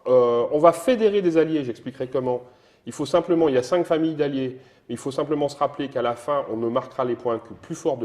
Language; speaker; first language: French; native; French